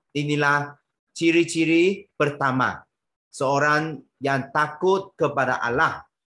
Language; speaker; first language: Malay; non-native, local second language; Chinese